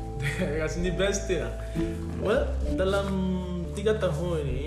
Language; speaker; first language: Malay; non-native, learner; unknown